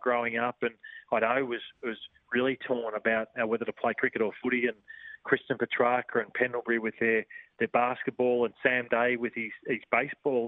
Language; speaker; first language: English; native; English